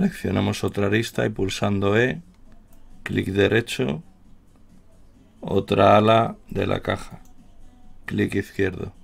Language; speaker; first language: Spanish; native; Spanish